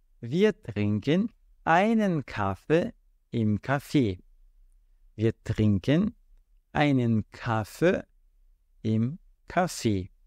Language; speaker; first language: German; non-native, fluent; Portuguese